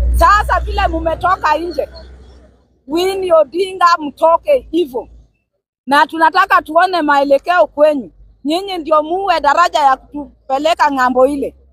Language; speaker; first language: Swahili; non-native, local second language; Luo (Kenya and Tanzania)